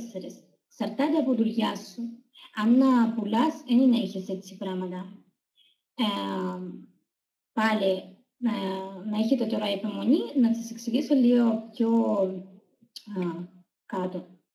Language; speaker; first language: Greek; non-native, fluent; Russian